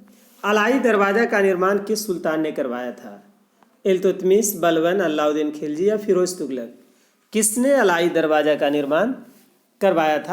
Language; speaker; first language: Hindi; non-native, local second language; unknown